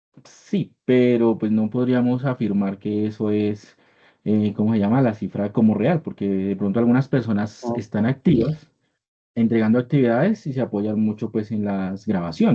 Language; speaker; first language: Spanish; native; Spanish